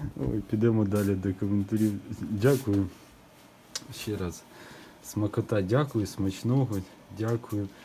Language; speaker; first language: Ukrainian; non-native, local second language; Russian